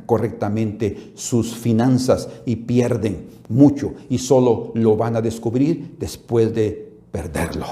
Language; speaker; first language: Spanish; native; Spanish